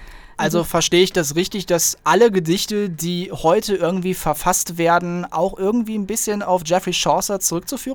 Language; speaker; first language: German; native; German